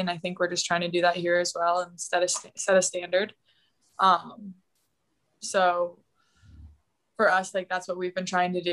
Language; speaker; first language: English; native; English